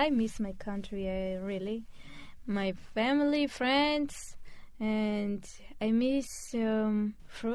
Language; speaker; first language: English; non-native, learner; Armenian